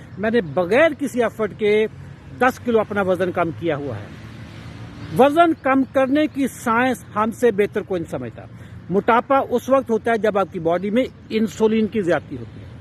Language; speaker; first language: Urdu; native; Urdu